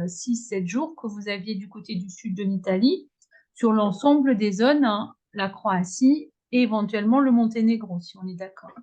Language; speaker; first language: French; native; French